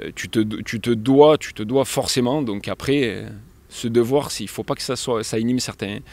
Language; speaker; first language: French; native; French